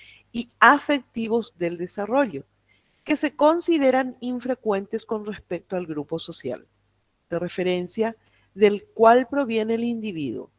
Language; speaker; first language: Spanish; native; Spanish